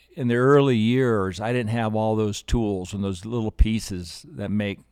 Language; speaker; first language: English; native; English